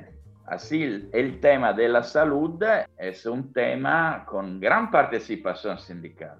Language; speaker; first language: Spanish; non-native, fluent; Italian